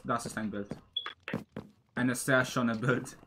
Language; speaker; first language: German; non-native, learner; English